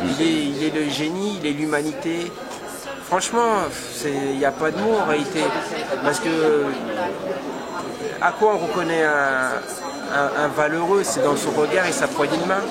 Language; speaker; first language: French; native; French